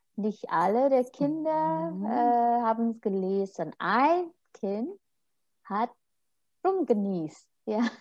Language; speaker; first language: German; non-native, fluent; Indonesian